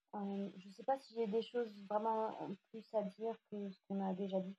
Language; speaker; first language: French; native; French